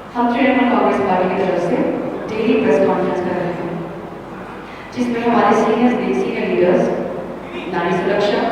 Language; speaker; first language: Hindi; non-native, local second language; Bangla